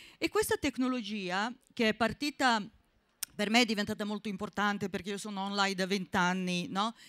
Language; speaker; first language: Italian; non-native, fluent; Serbian